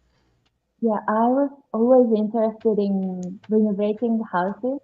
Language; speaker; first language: English; non-native, learner; Japanese